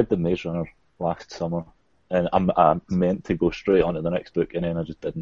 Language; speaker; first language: English; native; English